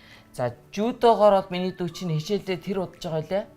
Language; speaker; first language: Mongolian; native; Mongolian